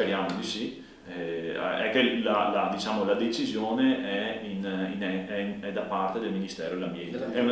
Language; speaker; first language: Italian; native; Italian